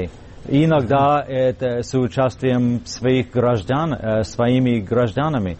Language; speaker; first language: Russian; non-native, fluent; English